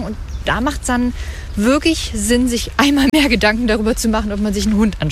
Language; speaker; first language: German; native; German